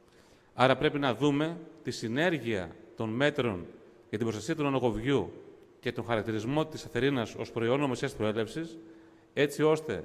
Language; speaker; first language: Greek; native; Greek